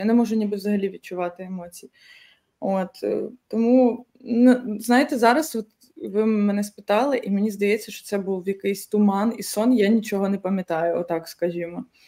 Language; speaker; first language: Ukrainian; native; Ukrainian